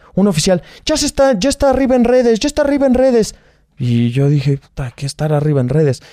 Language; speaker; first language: Spanish; native; Spanish